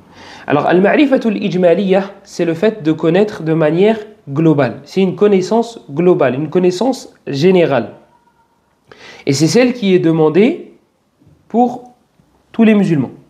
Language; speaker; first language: French; native; French